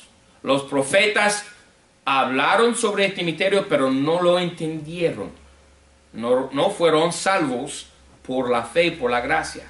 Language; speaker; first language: Spanish; non-native, fluent; English